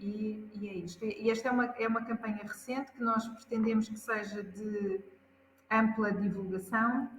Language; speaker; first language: Portuguese; native; Portuguese